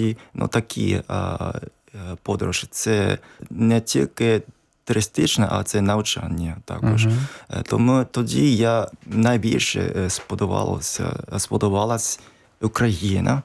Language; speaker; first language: Ukrainian; non-native, fluent; Japanese